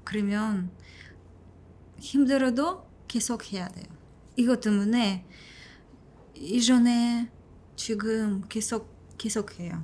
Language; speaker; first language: Korean; non-native, learner; Russian